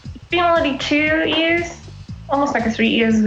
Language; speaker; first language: English; non-native, fluent; Japanese